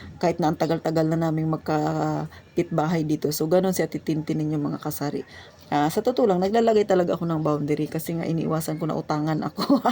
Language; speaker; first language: Filipino; non-native, local second language; Cebuano